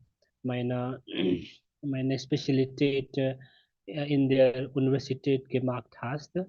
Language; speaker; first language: German; non-native, learner; Hindi